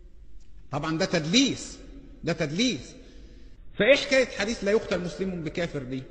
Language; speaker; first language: Arabic; native; Arabic